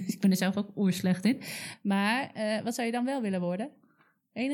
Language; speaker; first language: Dutch; native; Dutch